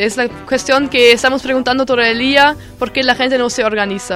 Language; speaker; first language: Spanish; non-native, learner; German